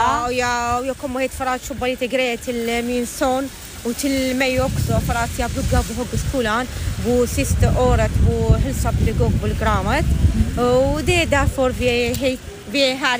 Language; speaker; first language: Swedish; non-native, learner; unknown